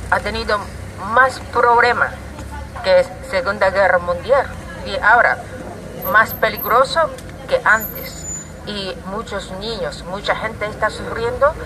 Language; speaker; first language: Spanish; non-native, learner; Japanese